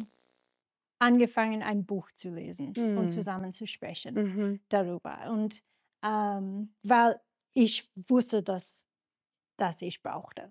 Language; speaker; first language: German; non-native, learner; English